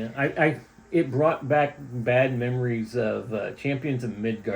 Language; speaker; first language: English; native; English